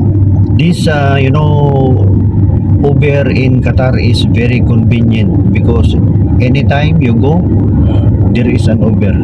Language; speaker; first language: English; non-native, learner; Filipino